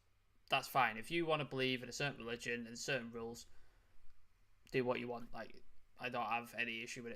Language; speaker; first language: English; native; English